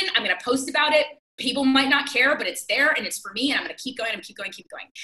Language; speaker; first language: English; native; English